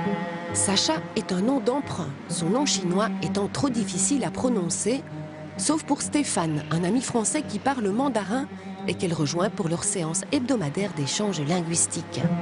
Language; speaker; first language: French; native; French